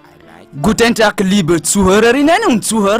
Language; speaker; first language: German; non-native, fluent; French